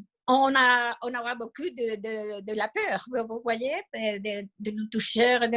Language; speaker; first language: French; non-native, fluent; Spanish